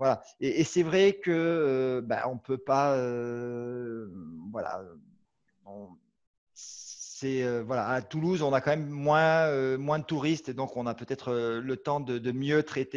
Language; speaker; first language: French; native; French